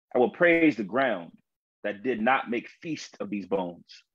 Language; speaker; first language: English; native; English